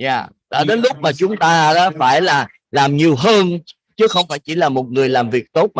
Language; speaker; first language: Vietnamese; native; Vietnamese